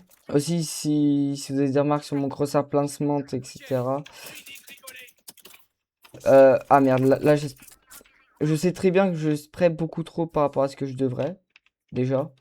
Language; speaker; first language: French; native; French